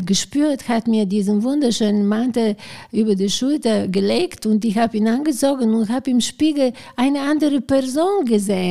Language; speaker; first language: German; non-native, fluent; Bulgarian